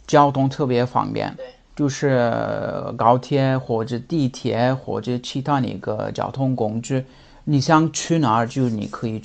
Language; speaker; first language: Chinese; non-native, fluent; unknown